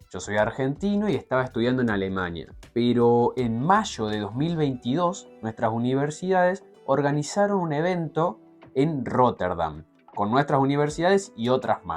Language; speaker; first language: Spanish; native; Spanish